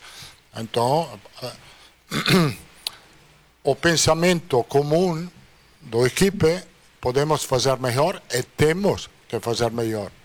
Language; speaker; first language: Portuguese; non-native, learner; Italian